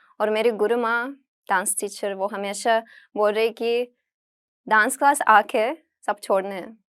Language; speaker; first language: Hindi; non-native, fluent; Russian